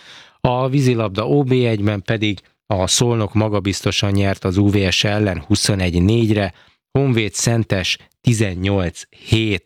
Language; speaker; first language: Hungarian; native; Hungarian